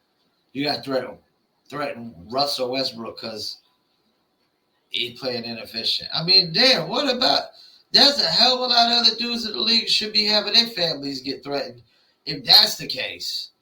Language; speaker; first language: English; native; English